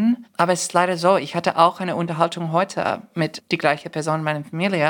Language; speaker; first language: German; non-native, fluent; English